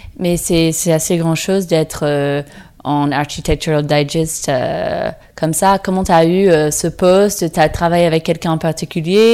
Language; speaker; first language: French; non-native, fluent; English